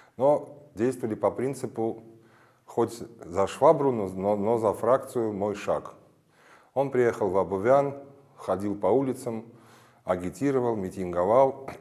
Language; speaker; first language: Russian; non-native, local second language; Armenian